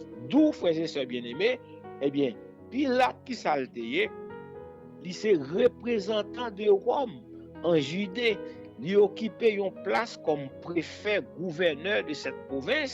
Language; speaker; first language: French; non-native, local second language; Haitian Creole